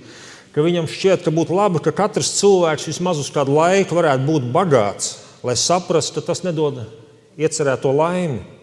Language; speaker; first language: Latvian; native; Latvian